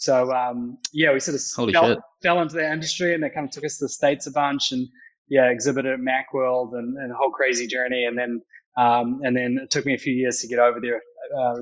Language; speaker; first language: English; native; English